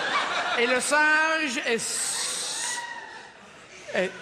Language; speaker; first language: French; non-native, learner; English